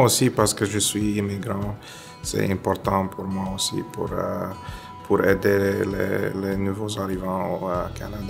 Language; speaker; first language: French; non-native, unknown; Romanian